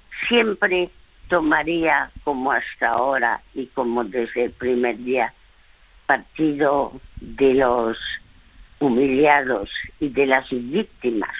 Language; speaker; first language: Spanish; early bilingual, other home language; French